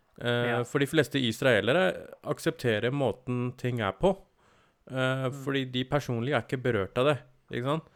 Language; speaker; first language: Norwegian; early bilingual, other home language; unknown